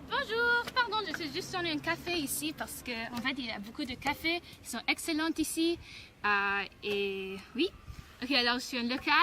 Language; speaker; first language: French; non-native, learner; English